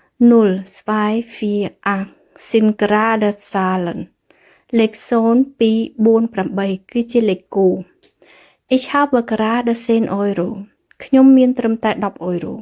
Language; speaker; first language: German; non-native, fluent; Khmer